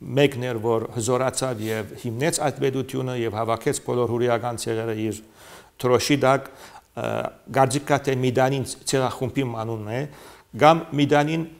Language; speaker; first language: Armenian; early bilingual, heritage; Armenian